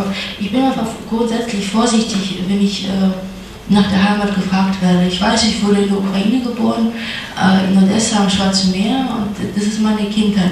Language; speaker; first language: German; non-native, fluent; Russian